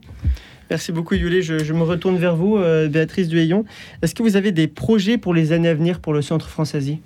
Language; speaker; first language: French; native; French